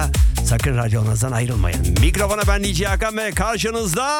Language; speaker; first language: Turkish; native; Turkish